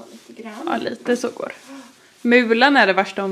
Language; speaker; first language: Swedish; native; Swedish